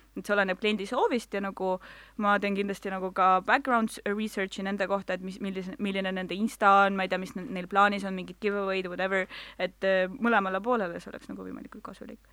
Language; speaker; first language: Estonian; non-native, local second language; Russian